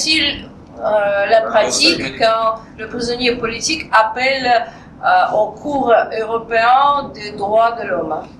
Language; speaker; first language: French; non-native, fluent; Russian